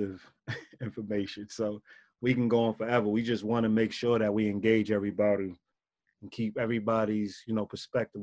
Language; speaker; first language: English; native; English